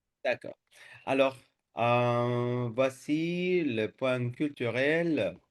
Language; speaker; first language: French; non-native, fluent; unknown